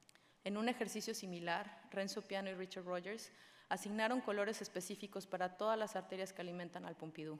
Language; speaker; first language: Spanish; native; Spanish